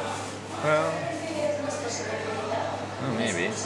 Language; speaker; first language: English; native; English